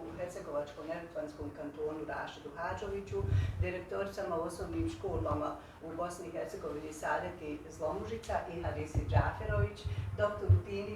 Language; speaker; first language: Bosnian; native; Bosnian